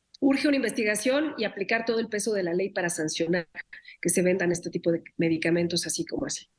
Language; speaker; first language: Spanish; native; Spanish